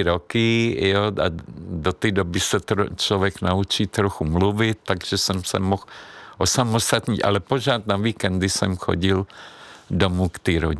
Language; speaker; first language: Czech; non-native, fluent; Hungarian